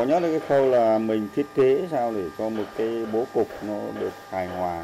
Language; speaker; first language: Vietnamese; native; Vietnamese